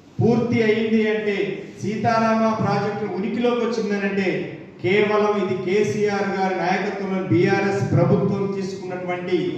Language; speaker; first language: Telugu; native; Telugu